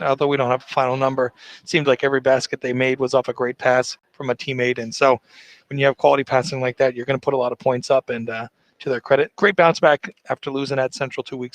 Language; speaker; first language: English; native; English